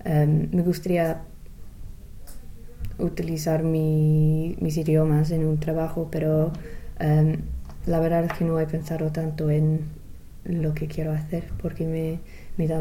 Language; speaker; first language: Spanish; non-native, fluent; English